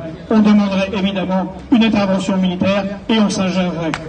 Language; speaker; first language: French; native; French